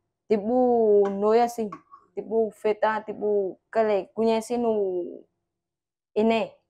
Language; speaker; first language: Portuguese; non-native, learner; Vietnamese